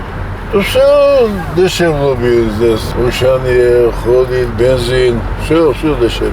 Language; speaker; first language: Russian; non-native, learner; Georgian